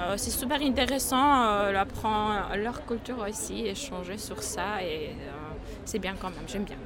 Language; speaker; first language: French; non-native, learner; Georgian